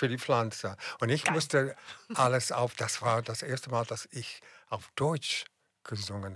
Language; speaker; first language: German; non-native, fluent; English